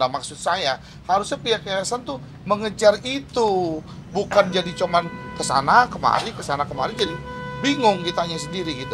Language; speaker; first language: Indonesian; native; Indonesian